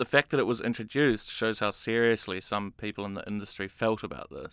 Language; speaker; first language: English; native; English